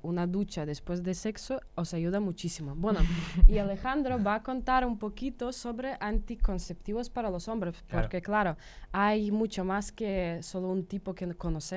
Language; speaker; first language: Spanish; non-native, fluent; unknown